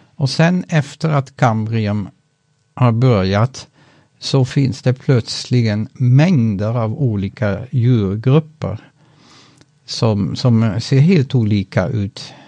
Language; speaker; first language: Swedish; non-native, fluent; Dutch